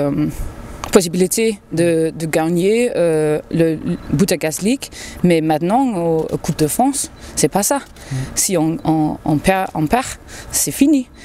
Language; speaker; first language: French; non-native, learner; Danish